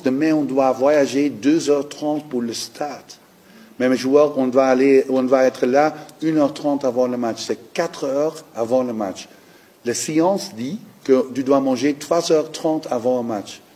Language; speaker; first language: French; non-native, learner; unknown